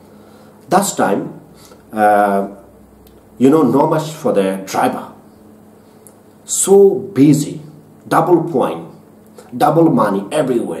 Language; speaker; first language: English; non-native, learner; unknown